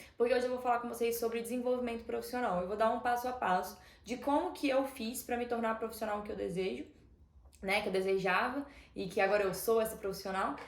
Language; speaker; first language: Portuguese; native; Portuguese